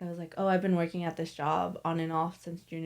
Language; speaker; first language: English; native; English